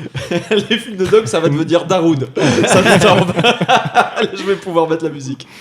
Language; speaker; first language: French; native; French